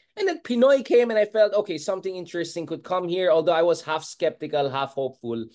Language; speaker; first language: English; non-native, local second language; Iloko